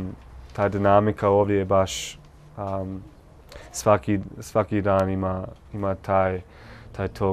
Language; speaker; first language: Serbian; non-native, learner; English